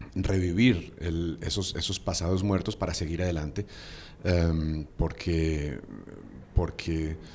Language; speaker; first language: Spanish; native; Spanish